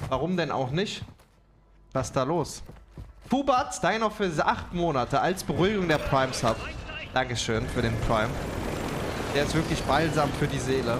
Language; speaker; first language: German; native; German